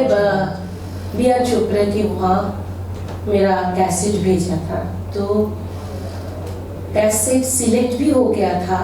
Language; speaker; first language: Hindi; non-native, local second language; Bangla